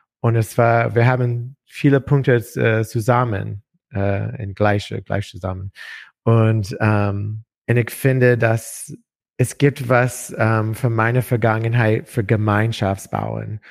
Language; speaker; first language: German; non-native, learner; English